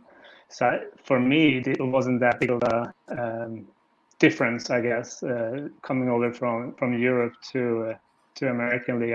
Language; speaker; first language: English; non-native, fluent; Swedish